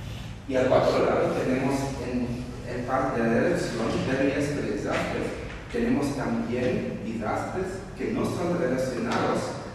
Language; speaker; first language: Spanish; non-native, fluent; German